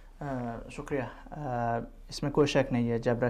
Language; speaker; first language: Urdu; non-native, fluent; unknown